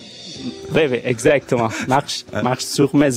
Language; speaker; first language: French; non-native, fluent; Persian